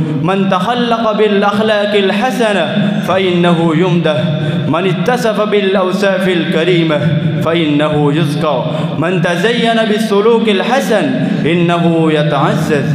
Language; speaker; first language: Arabic; non-native, learner; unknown